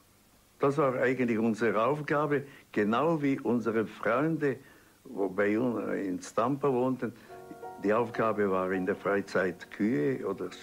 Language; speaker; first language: German; non-native, local second language; Italian